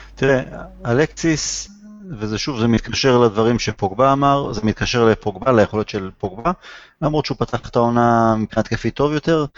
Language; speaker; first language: Hebrew; native; Hebrew